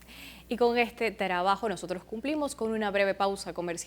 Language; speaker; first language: Spanish; native; Spanish